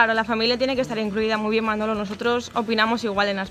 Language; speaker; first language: Spanish; native; Spanish